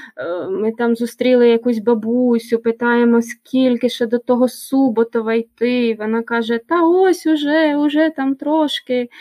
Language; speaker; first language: Ukrainian; native; Ukrainian